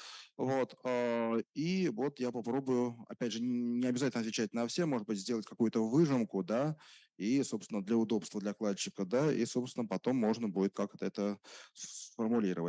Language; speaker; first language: Russian; native; Russian